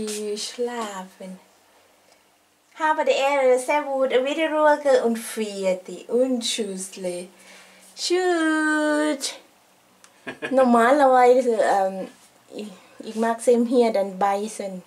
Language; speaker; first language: German; non-native, learner; Thai